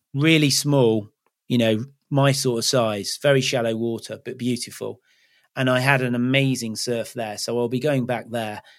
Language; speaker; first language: English; native; English